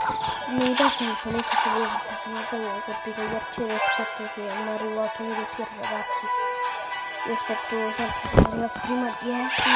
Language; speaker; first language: Italian; native; Italian